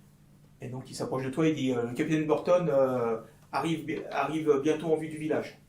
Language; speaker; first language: French; native; French